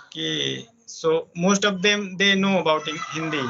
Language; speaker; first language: English; non-native, local second language; Hindi